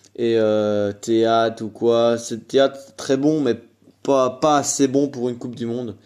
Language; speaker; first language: French; native; French